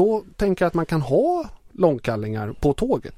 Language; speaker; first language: Swedish; native; Swedish